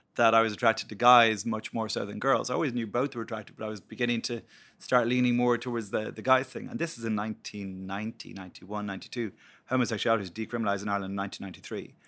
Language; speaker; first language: English; native; English